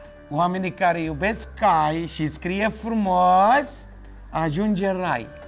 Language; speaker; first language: Romanian; non-native, fluent; Arabic